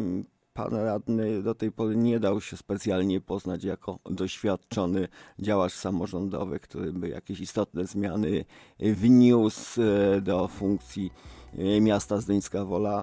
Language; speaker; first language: Polish; native; Polish